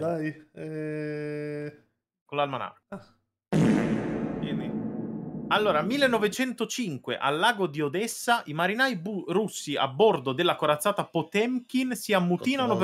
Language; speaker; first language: Italian; native; Italian